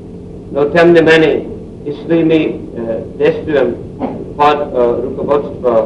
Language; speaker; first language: Russian; non-native, learner; English